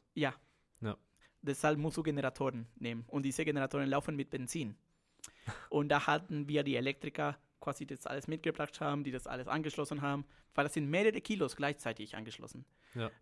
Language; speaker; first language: German; non-native, fluent; Spanish